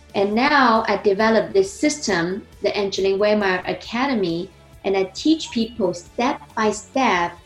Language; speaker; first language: English; non-native, fluent; Chinese